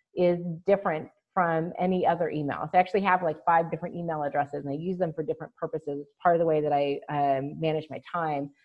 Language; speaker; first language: English; native; English